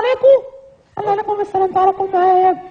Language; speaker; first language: Arabic; native; Arabic